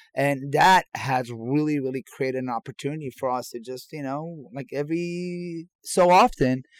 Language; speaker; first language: English; non-native, fluent; Persian